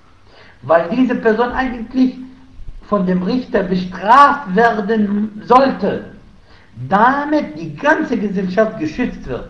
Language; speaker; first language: German; non-native, fluent; Arabic